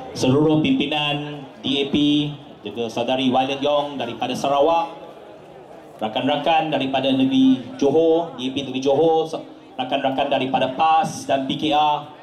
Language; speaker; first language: Malay; non-native, local second language; Chinese